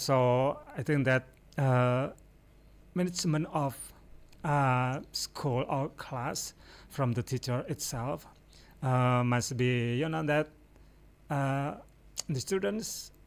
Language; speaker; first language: English; non-native, fluent; Indonesian